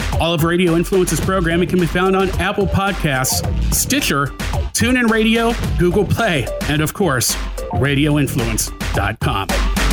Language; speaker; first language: English; native; English